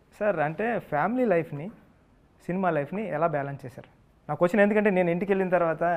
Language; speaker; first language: Telugu; native; Telugu